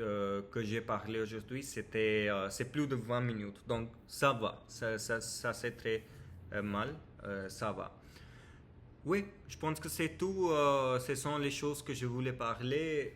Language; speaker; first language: French; non-native, learner; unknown